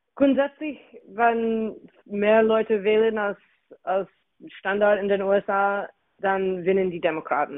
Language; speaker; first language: German; non-native, fluent; English